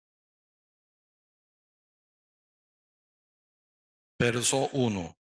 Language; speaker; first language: Spanish; non-native, learner; Korean